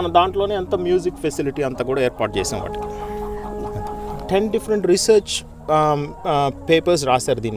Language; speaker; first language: Telugu; native; Telugu